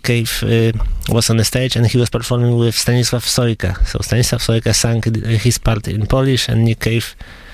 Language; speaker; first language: English; non-native, fluent; Polish